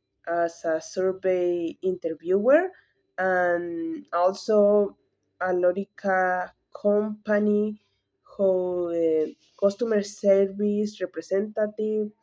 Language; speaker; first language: English; non-native, learner; Spanish